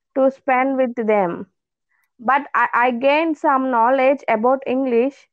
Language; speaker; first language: English; non-native, local second language; Telugu